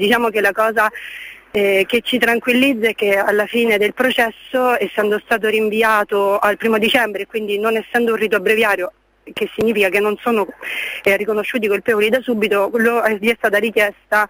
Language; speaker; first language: Italian; native; Italian